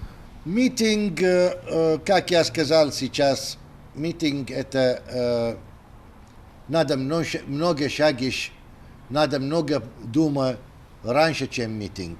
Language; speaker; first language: Russian; non-native, learner; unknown